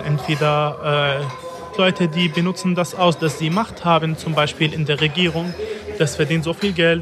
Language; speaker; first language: German; non-native, fluent; Arabic